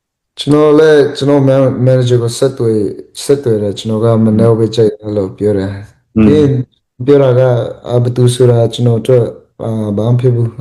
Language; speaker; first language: Burmese; early bilingual, heritage; Burmese